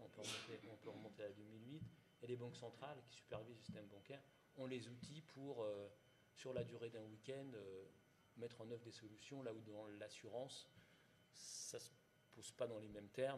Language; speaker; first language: French; native; French